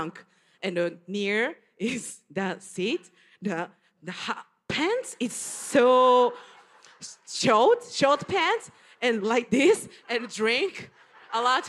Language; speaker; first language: English; non-native, learner; Japanese